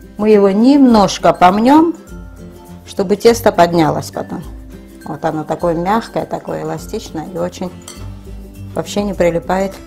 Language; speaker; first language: Russian; non-native, local second language; Georgian